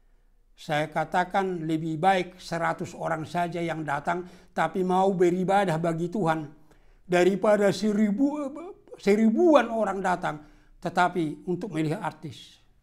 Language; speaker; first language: Indonesian; non-native, local second language; Batak Toba